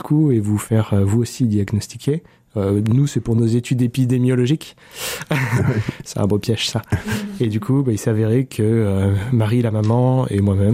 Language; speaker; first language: French; native; French